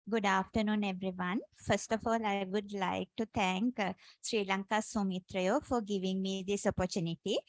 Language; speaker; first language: English; non-native, local second language; Sinhala